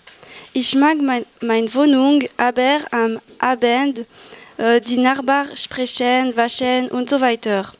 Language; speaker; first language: German; non-native, learner; French